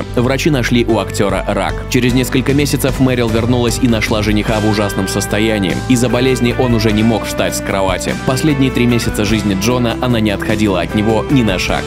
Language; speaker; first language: Russian; native; Russian